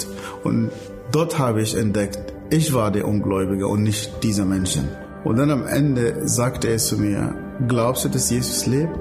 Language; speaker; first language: German; non-native, fluent; Arabic